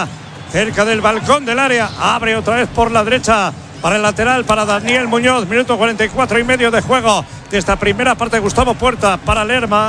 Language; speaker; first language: Spanish; native; Spanish